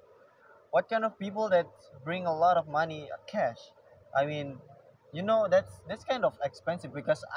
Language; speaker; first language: English; non-native, learner; Indonesian